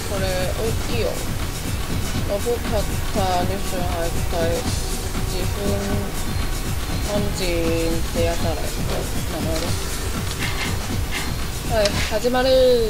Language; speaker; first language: Japanese; non-native, fluent; Chinese